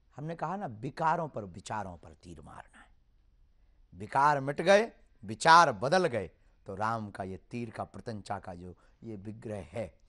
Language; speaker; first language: Hindi; native; Hindi